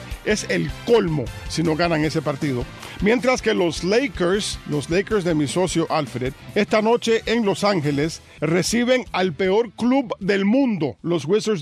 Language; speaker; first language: Spanish; native; Spanish